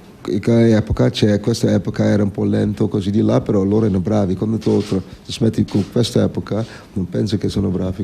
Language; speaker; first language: Italian; non-native, fluent; Dutch